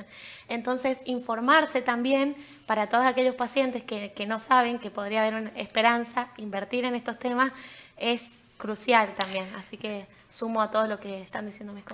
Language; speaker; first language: Spanish; native; Spanish